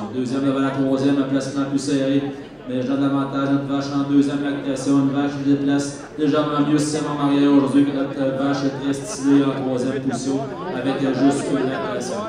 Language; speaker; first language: French; native; French